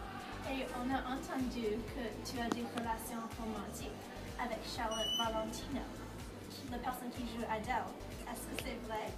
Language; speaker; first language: French; non-native, learner; English